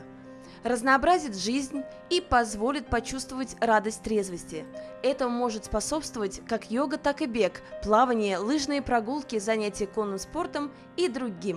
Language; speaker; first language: Russian; native; Russian